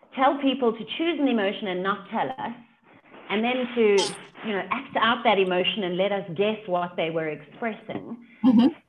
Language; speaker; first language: English; native; English